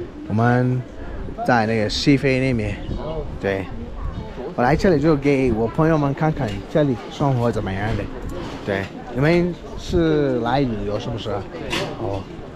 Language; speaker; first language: Chinese; non-native, fluent; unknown